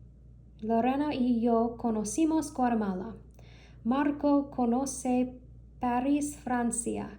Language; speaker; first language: Spanish; non-native, learner; English